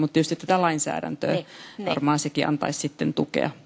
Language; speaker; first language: Finnish; native; Finnish